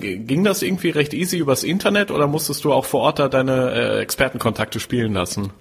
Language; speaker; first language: German; native; German